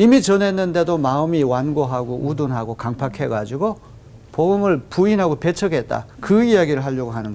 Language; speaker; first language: Korean; native; Korean